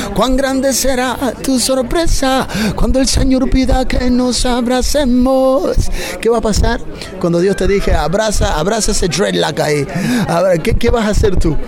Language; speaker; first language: Spanish; native; Spanish